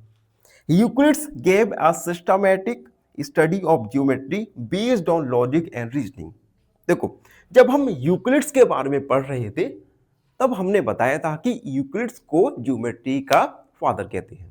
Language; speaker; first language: Hindi; native; Hindi